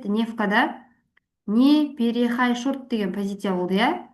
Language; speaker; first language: Russian; non-native, local second language; Kazakh